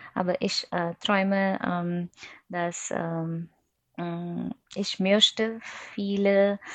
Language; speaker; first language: German; non-native, fluent; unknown